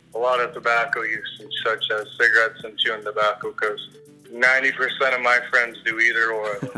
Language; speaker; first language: English; native; English